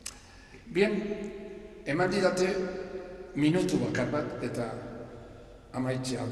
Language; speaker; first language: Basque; non-native, local second language; Spanish